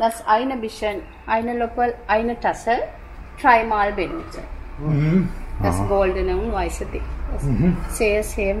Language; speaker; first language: German; non-native, learner; Sinhala